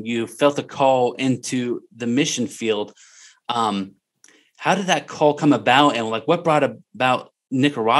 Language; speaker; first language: English; native; English